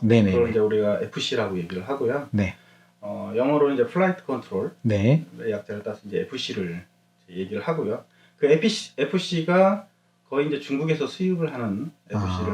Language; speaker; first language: Korean; native; Korean